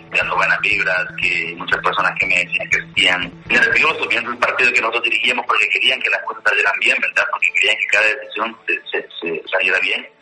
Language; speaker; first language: Spanish; native; Spanish